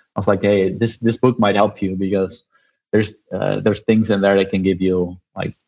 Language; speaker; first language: English; non-native, fluent; Dutch